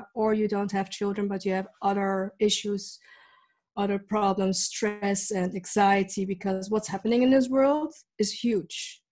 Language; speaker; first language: English; early bilingual, other home language; Dutch